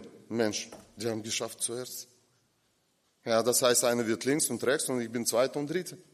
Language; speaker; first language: German; non-native, fluent; Russian